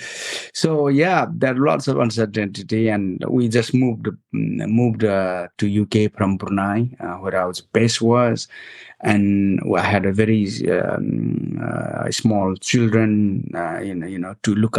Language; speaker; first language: English; non-native, local second language; Nepali